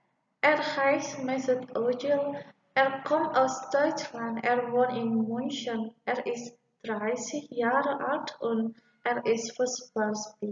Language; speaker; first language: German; non-native, learner; Indonesian